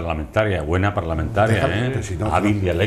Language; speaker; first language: Spanish; native; Spanish